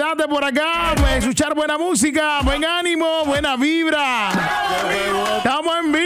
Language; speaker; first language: Spanish; native; Spanish